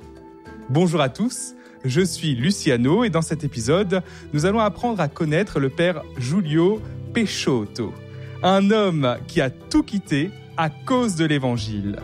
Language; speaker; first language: French; native; French